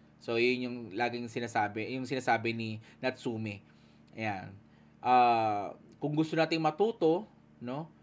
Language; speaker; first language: Filipino; native; Filipino